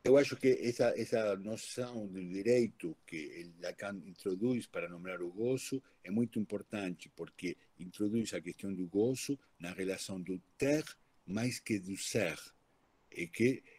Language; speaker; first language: Portuguese; non-native, learner; Spanish